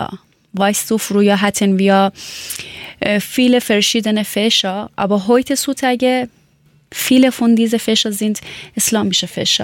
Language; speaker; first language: German; non-native, learner; Persian